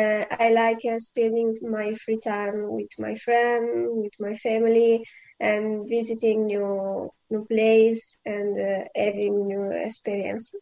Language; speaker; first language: English; non-native, learner; Italian